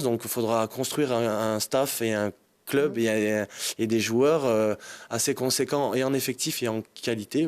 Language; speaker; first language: French; native; French